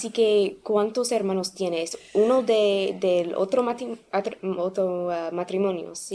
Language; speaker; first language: Spanish; non-native, learner; English